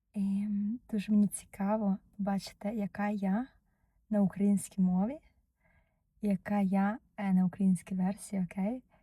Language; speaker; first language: Ukrainian; non-native, learner; Russian